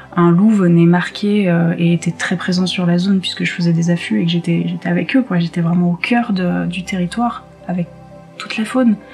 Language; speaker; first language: French; native; French